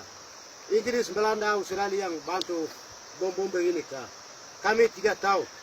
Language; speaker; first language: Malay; non-native, local second language; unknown